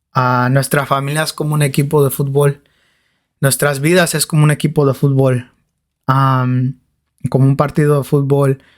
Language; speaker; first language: Spanish; native; Spanish